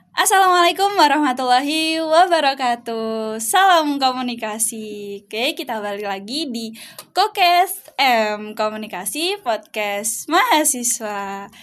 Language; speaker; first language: Indonesian; native; Indonesian